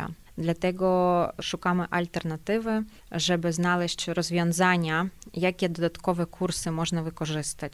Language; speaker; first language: Polish; non-native, fluent; Ukrainian